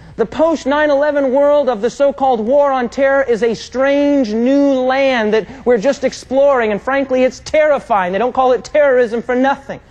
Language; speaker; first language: English; native; English